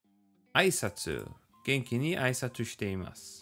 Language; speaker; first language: Japanese; non-native, learner; English